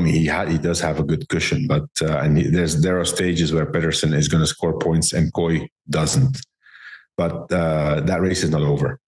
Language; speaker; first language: English; non-native, fluent; Dutch